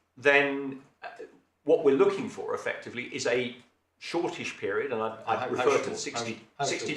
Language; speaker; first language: English; native; English